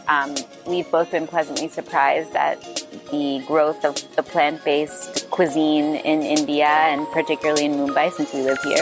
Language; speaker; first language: English; non-native, fluent; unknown